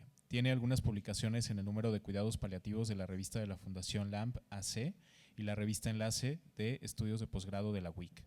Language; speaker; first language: Spanish; native; Spanish